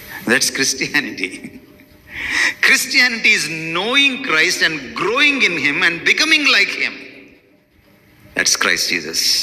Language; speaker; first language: English; non-native, local second language; Telugu